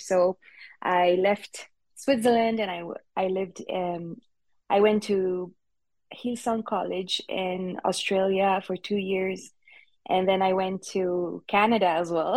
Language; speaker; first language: English; non-native, fluent; French